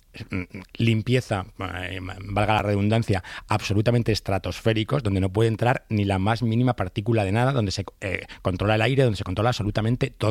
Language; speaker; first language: Spanish; native; Spanish